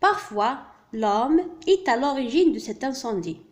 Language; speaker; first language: French; non-native, local second language; Arabic